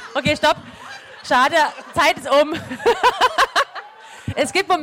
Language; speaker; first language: German; native; German